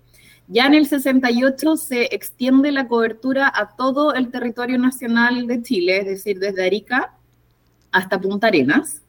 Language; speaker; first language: Spanish; native; Spanish